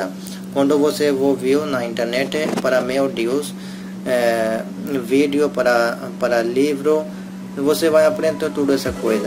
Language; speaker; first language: Portuguese; non-native, learner; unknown